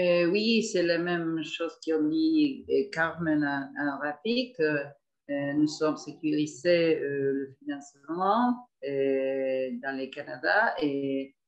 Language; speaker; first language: French; non-native, fluent; Spanish